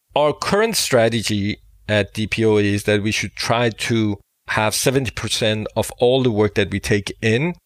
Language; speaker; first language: English; non-native, fluent; Danish